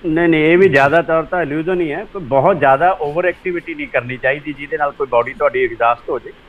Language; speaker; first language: Hindi; non-native, local second language; Punjabi